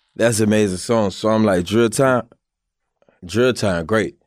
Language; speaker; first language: English; native; English